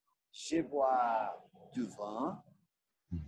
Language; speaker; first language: French; non-native, learner; Portuguese